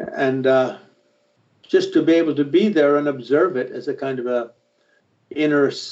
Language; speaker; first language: English; native; English